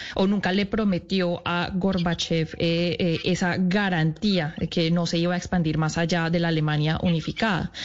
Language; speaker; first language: Spanish; native; Spanish